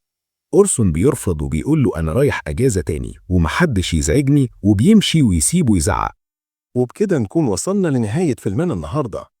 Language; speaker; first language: Arabic; native; Arabic